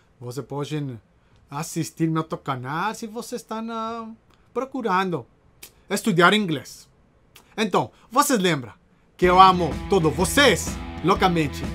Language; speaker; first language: Portuguese; non-native, learner; Spanish